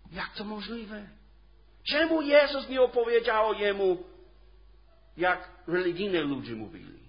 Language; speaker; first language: Polish; non-native, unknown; English